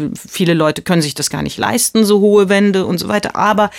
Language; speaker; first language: German; early bilingual, heritage; German